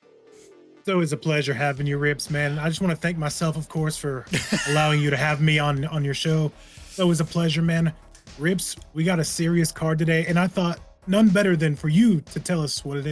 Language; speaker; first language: English; native; English